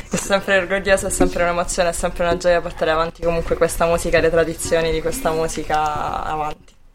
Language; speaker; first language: Italian; native; Italian